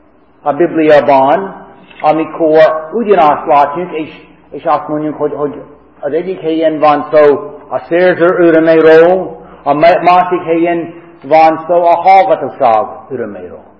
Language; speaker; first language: Hungarian; non-native, fluent; English